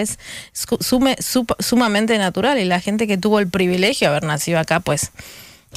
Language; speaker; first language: Spanish; native; Spanish